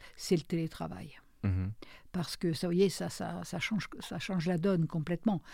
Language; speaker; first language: French; native; French